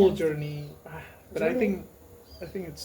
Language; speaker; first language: English; non-native, fluent; Indonesian